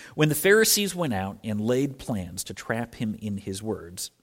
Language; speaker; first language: English; native; English